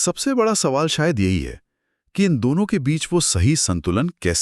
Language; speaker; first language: Hindi; native; Hindi